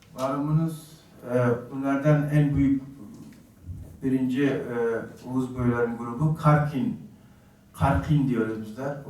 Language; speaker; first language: Turkish; non-native, fluent; Uzbek